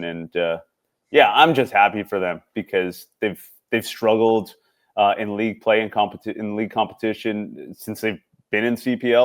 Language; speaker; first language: English; native; English